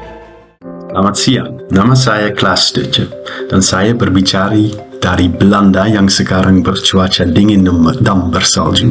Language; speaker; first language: Indonesian; non-native, learner; Dutch